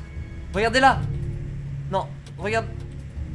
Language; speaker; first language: French; native; French